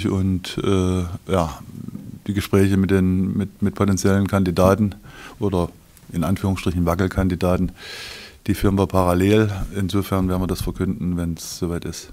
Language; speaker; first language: German; native; German